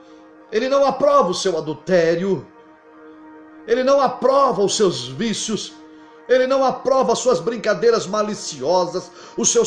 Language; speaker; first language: Portuguese; native; Portuguese